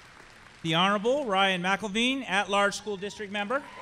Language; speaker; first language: English; native; English